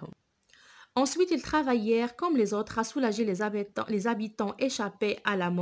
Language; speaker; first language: French; non-native, local second language; Arabic